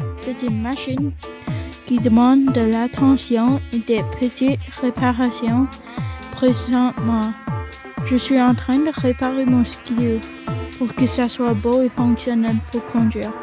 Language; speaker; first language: French; non-native, local second language; English